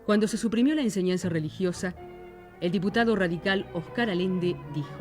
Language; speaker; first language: Spanish; native; Spanish